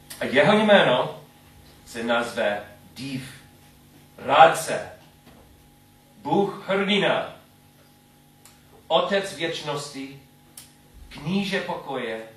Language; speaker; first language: Czech; non-native, learner; English